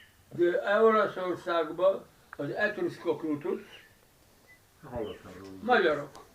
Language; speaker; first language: Hungarian; early bilingual, heritage; Hungarian